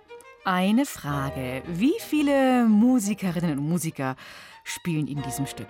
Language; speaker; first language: German; native; German